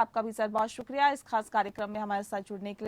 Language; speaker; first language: Hindi; native; Hindi